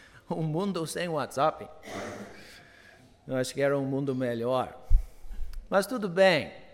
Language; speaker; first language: Portuguese; non-native, fluent; English